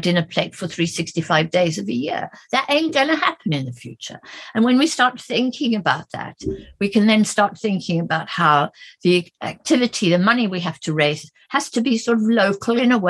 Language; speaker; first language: English; native; English